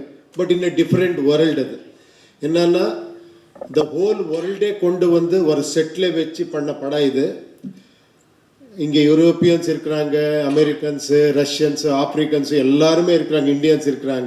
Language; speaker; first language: Tamil; non-native, fluent; Kannada